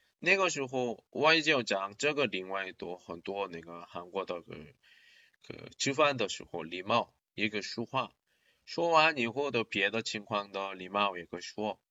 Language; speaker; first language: Chinese; non-native, learner; Korean